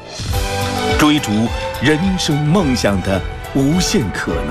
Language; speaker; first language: Chinese; native; Chinese